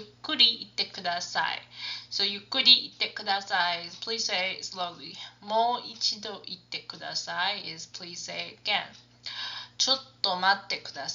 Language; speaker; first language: Japanese; non-native, fluent; English